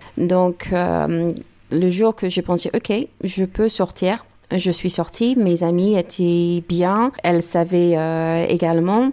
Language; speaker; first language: French; non-native, learner; English